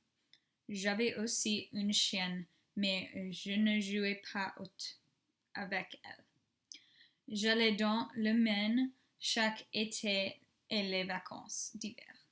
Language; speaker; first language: French; non-native, learner; English